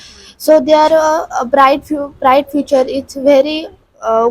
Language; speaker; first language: English; non-native, learner; Marathi